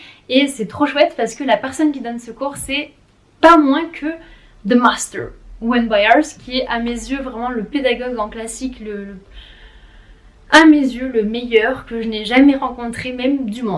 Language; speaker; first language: French; native; French